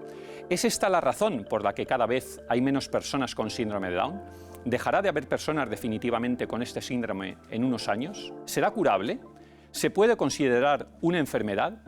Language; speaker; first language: Spanish; native; Spanish